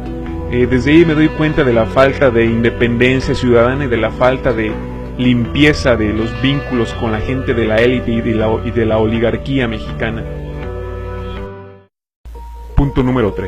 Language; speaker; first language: Spanish; native; Spanish